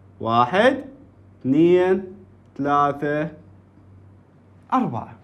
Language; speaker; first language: Arabic; native; Arabic